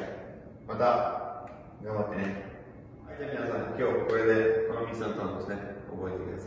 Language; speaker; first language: Japanese; non-native, fluent; Portuguese